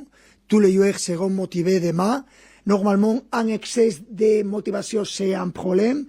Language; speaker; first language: French; non-native, fluent; Spanish